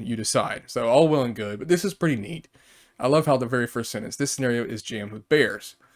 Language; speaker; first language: English; native; English